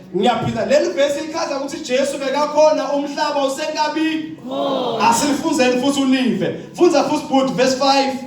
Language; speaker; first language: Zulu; non-native, local second language; Swati